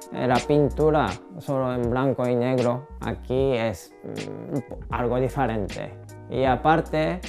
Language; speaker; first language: Spanish; non-native, fluent; Japanese